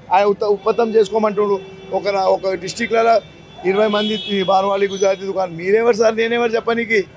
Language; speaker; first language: Telugu; non-native, local second language; Gujarati